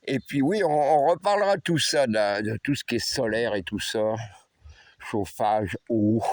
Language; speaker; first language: French; native; French